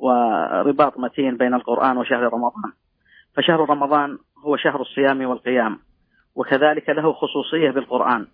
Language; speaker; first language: Arabic; native; Arabic